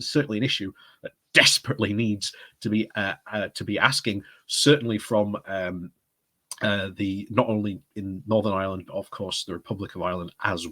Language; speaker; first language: English; native; English